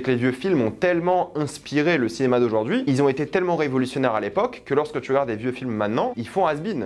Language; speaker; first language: French; native; French